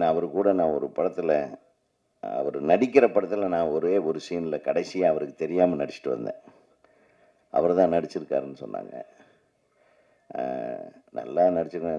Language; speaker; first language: Tamil; native; Tamil